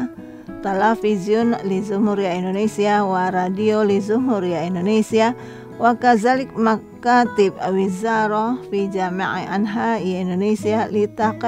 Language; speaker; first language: Arabic; non-native, fluent; Indonesian